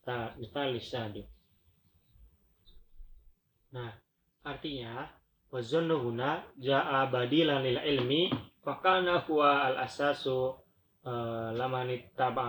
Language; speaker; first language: Arabic; non-native, learner; Indonesian